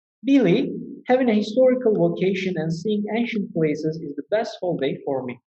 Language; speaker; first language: English; non-native, fluent; Turkish